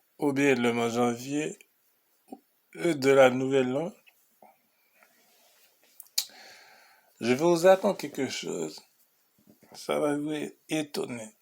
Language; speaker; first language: French; non-native, local second language; Haitian Creole